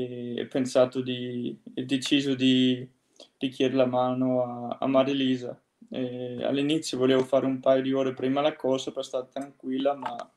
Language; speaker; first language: Italian; non-native, fluent; Danish